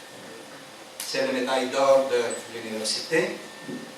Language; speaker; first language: French; non-native, learner; Bulgarian